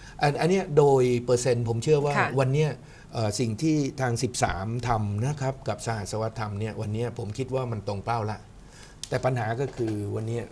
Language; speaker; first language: Thai; native; Thai